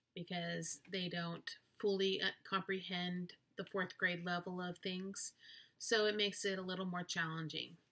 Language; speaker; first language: English; native; English